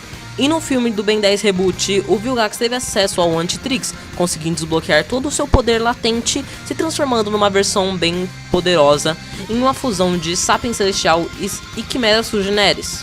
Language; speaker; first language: Portuguese; native; Portuguese